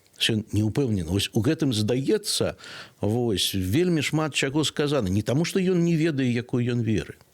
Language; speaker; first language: Belarusian; native; Belarusian